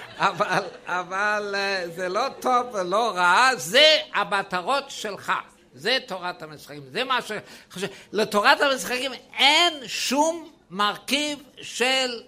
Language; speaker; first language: Hebrew; non-native, fluent; German